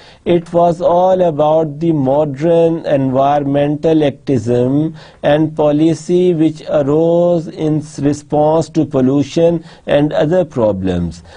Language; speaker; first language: English; non-native, local second language; Urdu